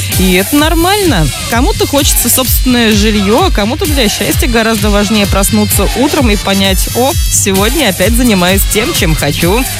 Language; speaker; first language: Russian; native; Russian